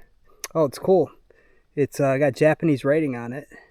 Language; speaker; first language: English; native; English